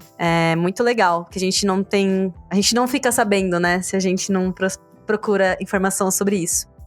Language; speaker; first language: Portuguese; native; Portuguese